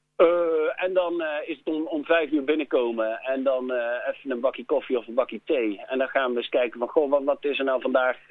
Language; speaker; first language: Dutch; native; Dutch